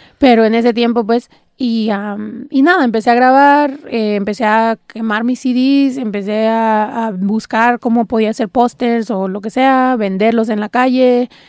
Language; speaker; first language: Spanish; early bilingual, heritage; Spanish